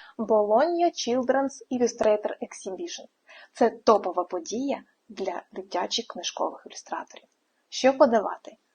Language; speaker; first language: Ukrainian; native; Ukrainian